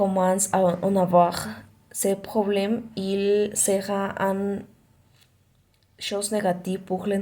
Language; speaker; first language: French; non-native, learner; Spanish